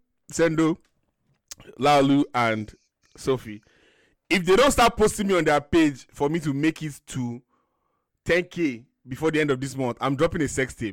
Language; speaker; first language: English; non-native, local second language; Yoruba